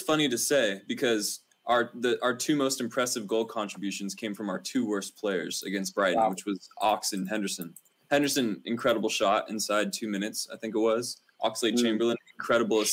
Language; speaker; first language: English; native; English